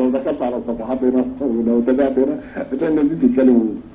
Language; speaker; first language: Arabic; native; Arabic